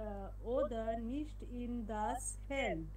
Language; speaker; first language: German; non-native, learner; Bangla